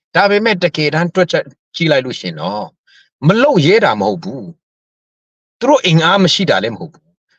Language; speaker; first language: Burmese; non-native, local second language; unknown